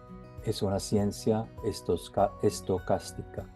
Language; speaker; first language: Spanish; non-native, fluent; Norwegian